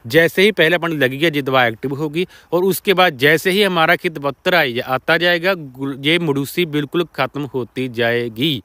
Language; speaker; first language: Hindi; non-native, local second language; Punjabi